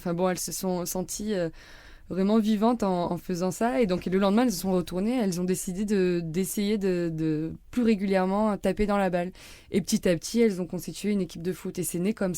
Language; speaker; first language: French; native; French